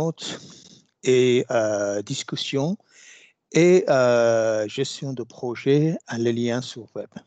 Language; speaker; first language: French; non-native, fluent; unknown